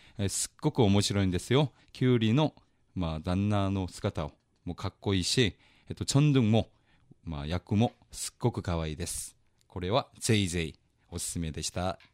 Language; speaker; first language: Japanese; non-native, fluent; Korean